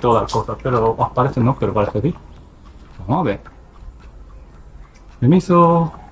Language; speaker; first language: Spanish; non-native, learner; Japanese